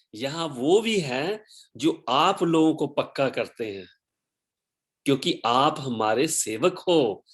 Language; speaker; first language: Hindi; non-native, local second language; Punjabi